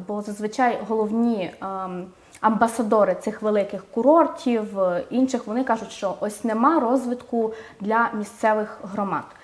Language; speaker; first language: Ukrainian; native; Ukrainian